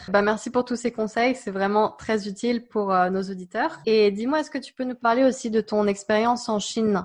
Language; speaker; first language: French; native; French